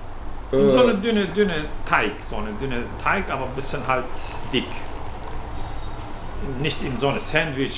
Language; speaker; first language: German; non-native, fluent; Turkish